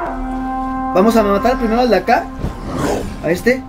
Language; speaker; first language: Spanish; native; Spanish